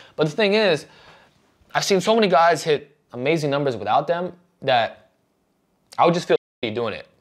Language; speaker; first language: English; native; English